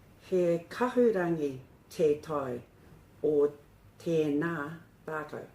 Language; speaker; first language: Māori; non-native, learner; English